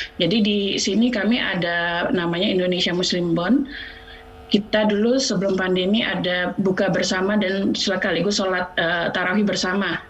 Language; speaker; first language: Indonesian; native; Indonesian